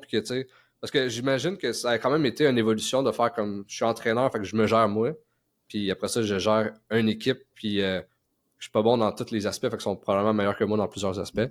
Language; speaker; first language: French; native; French